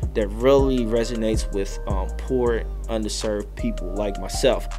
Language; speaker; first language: English; native; English